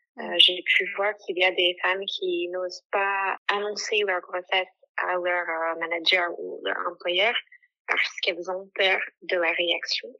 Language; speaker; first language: French; non-native, fluent; English